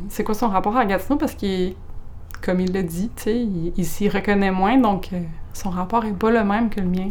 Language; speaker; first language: French; non-native, local second language; English